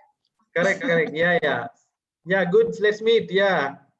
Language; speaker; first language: English; non-native, fluent; Sinhala